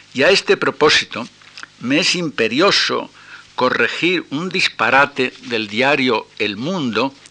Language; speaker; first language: Spanish; native; Spanish